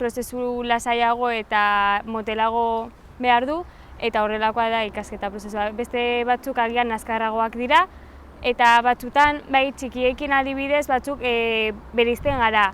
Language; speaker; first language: Basque; non-native, local second language; Spanish